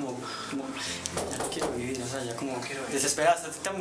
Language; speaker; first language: Spanish; native; Spanish